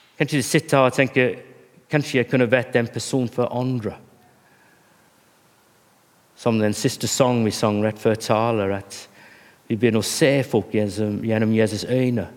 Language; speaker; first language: Norwegian; non-native, fluent; English